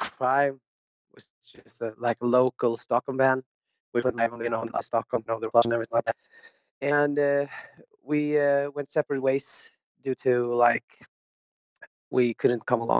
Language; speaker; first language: English; non-native, fluent; Swedish